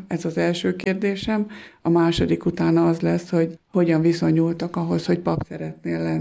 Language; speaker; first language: Hungarian; native; Hungarian